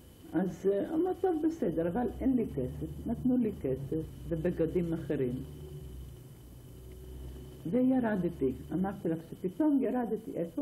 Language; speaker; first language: Hebrew; non-native, fluent; Ladino